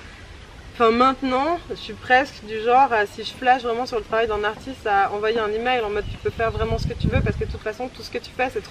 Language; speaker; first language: French; native; French